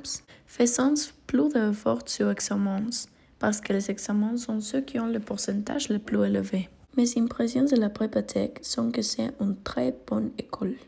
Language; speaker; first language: French; non-native, learner; Spanish